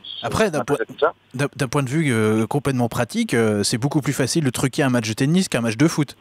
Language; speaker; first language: French; native; French